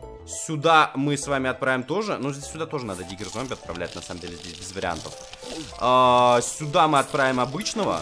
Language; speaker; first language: Russian; native; Russian